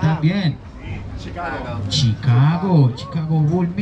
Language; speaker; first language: Spanish; native; Spanish